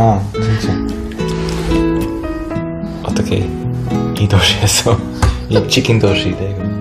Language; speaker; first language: Korean; non-native, learner; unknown